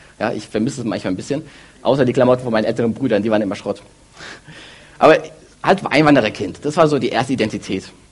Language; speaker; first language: German; early bilingual, other home language; Russian